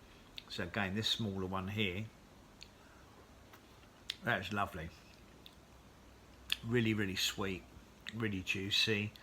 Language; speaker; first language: English; native; English